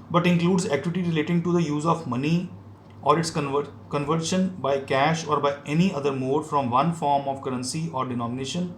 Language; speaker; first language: English; non-native, local second language; Punjabi